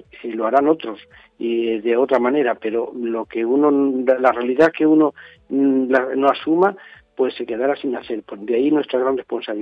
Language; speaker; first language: Spanish; native; Spanish